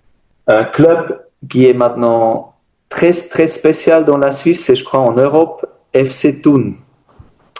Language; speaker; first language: French; non-native, learner; German